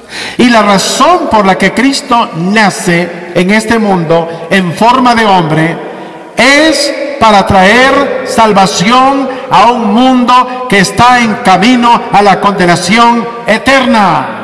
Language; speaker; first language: Spanish; native; Spanish